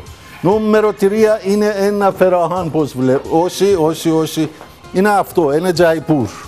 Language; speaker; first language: Greek; non-native, learner; Persian